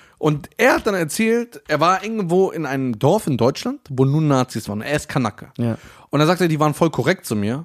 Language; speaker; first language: German; early bilingual, other home language; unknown